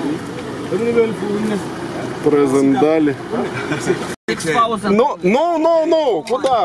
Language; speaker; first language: Russian; native; Russian